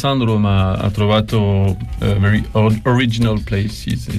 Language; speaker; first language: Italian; non-native, learner; French